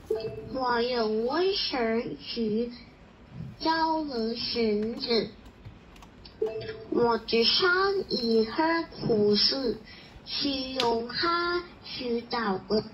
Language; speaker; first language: Chinese; non-native, learner; Thai